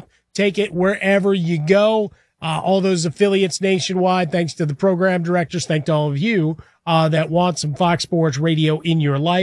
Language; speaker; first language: English; native; English